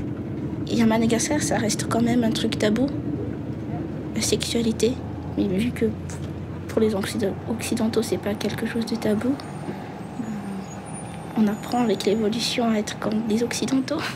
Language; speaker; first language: French; non-native, local second language; Malagasy